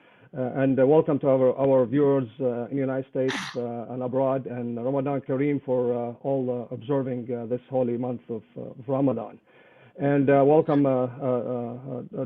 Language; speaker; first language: English; non-native, fluent; Arabic